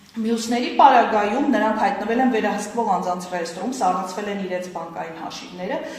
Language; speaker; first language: Armenian; native; Armenian